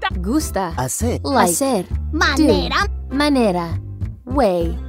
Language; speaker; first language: Spanish; non-native, learner; English